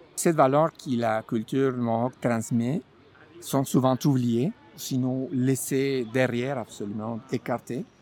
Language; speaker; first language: French; non-native, fluent; Spanish